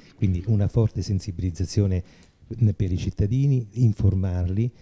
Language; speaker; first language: Italian; native; Italian